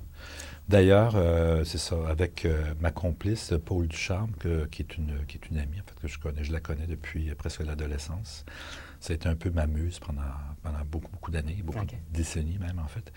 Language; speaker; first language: French; native; French